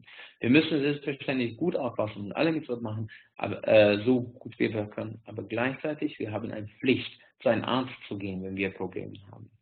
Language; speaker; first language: German; non-native, fluent; Hungarian